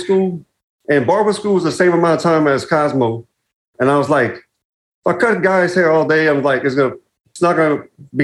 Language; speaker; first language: English; native; English